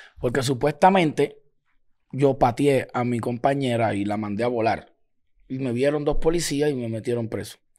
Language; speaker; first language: Spanish; native; Spanish